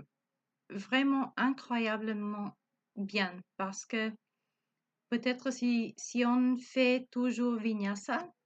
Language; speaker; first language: French; non-native, learner; Spanish